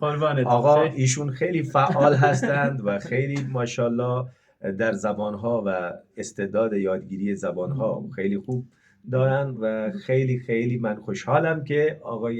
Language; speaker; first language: Persian; non-native, fluent; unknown